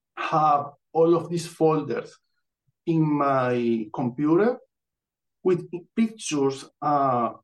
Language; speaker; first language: English; non-native, fluent; Spanish